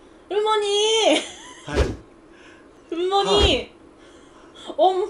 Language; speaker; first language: Korean; non-native, learner; Japanese